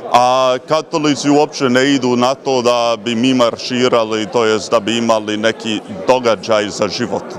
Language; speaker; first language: Croatian; early bilingual, heritage; Croatian